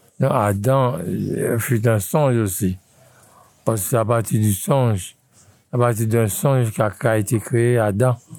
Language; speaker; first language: French; non-native, local second language; Haitian Creole